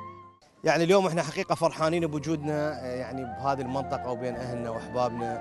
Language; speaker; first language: Arabic; native; Arabic